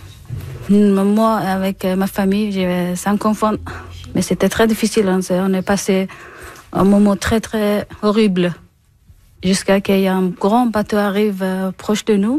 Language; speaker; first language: French; non-native, learner; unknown